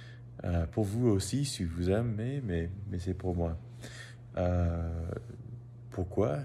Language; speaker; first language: French; non-native, learner; English